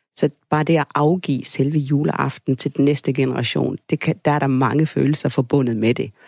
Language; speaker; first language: Danish; early bilingual, other home language; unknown